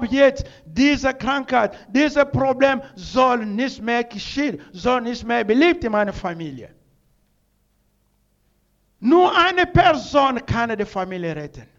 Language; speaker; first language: German; non-native, learner; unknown